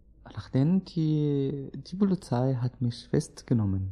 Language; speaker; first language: German; non-native, learner; Arabic